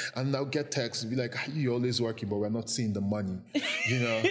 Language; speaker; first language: English; non-native, local second language; Igbo